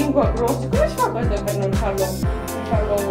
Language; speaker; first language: Italian; non-native, fluent; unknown